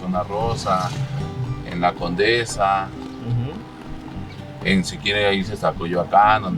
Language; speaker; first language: Spanish; native; Spanish